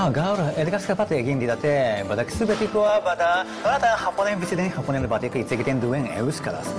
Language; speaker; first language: Basque; non-native, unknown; Japanese